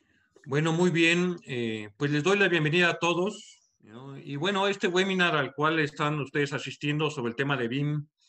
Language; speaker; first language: Spanish; native; Spanish